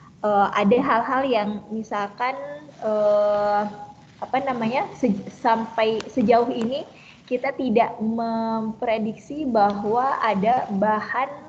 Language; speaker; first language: Indonesian; native; Indonesian